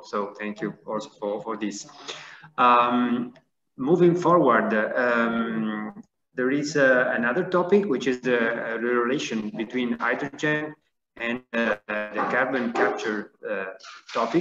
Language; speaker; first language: English; non-native, fluent; Italian